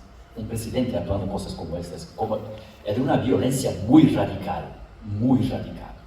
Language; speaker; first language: Spanish; non-native, fluent; Portuguese